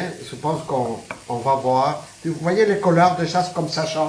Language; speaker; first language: French; non-native, fluent; Spanish